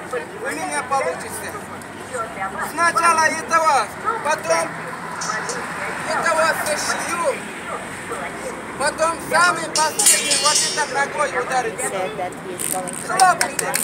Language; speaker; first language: Russian; non-native, learner; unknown